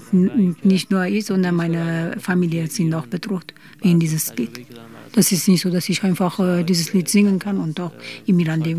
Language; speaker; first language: German; non-native, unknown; Persian